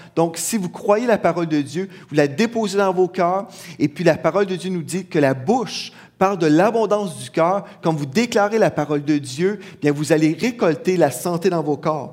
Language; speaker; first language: French; native; French